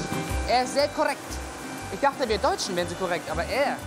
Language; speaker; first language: German; native; German